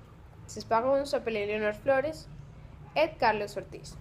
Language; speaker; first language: French; non-native, learner; Spanish